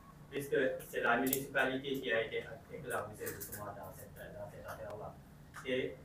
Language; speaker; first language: French; non-native, local second language; Wolof